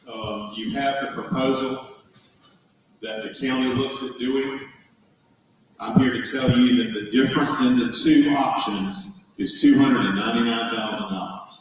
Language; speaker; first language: English; native; English